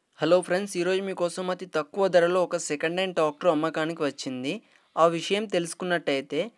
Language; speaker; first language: Telugu; native; Telugu